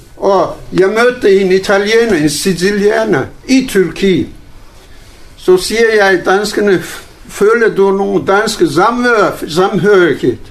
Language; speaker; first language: Danish; non-native, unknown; Turkish